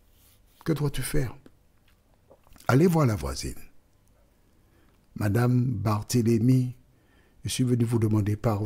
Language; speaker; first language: French; native; French